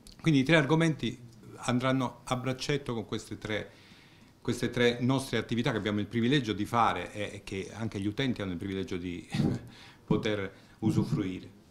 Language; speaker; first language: Italian; native; Italian